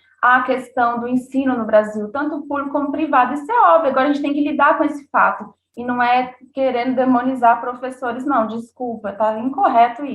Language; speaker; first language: Portuguese; native; Portuguese